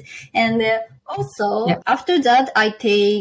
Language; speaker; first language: English; non-native, learner; Japanese